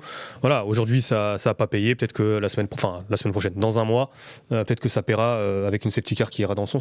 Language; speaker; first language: French; native; French